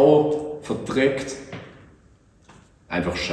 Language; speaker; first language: German; native; German